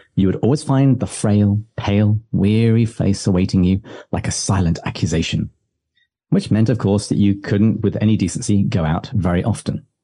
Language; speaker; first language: English; native; English